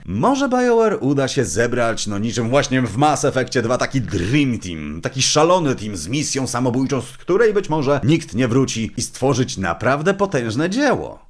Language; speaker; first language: Polish; native; Polish